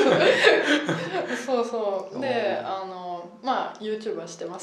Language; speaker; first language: Japanese; non-native, fluent; German